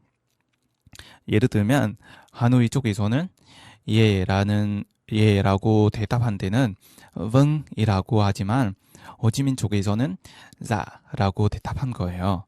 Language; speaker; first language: Korean; non-native, fluent; Vietnamese